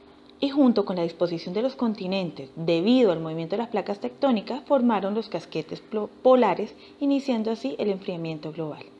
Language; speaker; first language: Spanish; native; Spanish